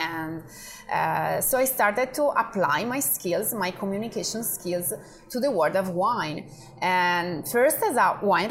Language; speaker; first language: English; non-native, fluent; Italian